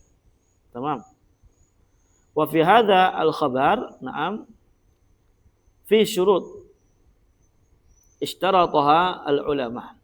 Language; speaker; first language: Arabic; non-native, fluent; Indonesian